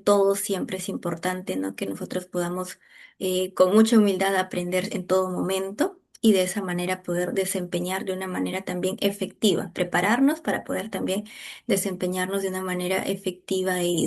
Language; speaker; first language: Spanish; native; Spanish